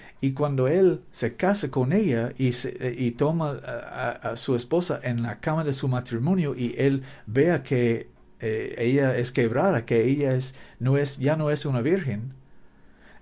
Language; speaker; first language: Spanish; non-native, learner; English